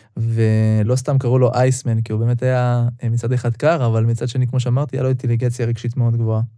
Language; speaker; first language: Hebrew; early bilingual, other home language; Russian